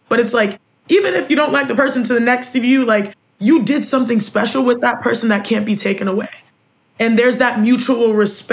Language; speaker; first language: English; native; English